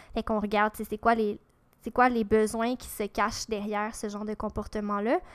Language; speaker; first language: French; native; French